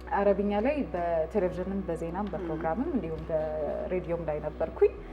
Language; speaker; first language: Amharic; early bilingual, heritage; Arabic